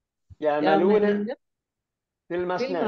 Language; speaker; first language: Arabic; non-native, fluent; Malayalam